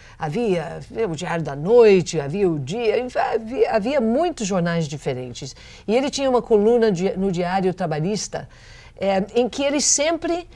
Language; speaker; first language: Portuguese; non-native, fluent; English